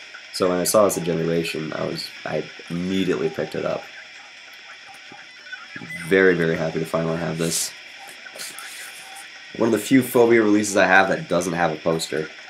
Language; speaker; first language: English; native; English